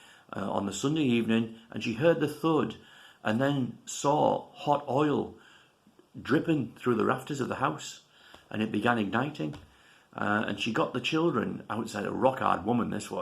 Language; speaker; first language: English; native; English